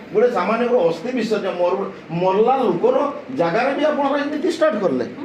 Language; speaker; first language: Odia; non-native, local second language; Santali